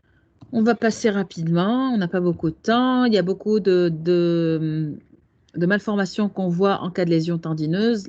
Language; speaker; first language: French; non-native, local second language; Arabic